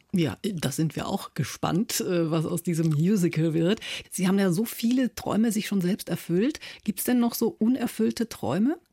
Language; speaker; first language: German; native; German